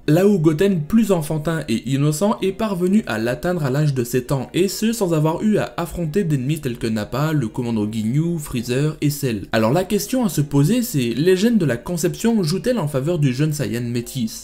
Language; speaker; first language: French; native; French